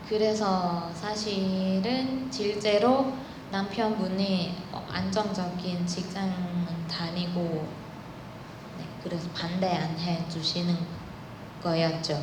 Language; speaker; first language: Korean; non-native, learner; Thai